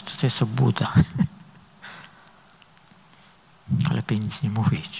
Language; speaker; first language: Polish; native; Polish